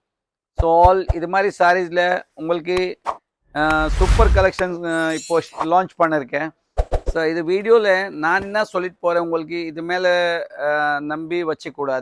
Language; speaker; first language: Tamil; non-native, fluent; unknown